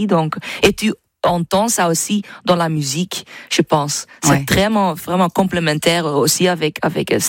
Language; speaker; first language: French; non-native, learner; English